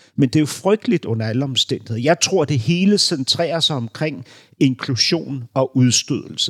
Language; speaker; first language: Danish; native; Danish